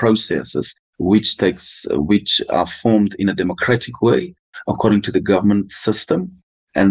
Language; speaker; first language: English; non-native, local second language; Afrikaans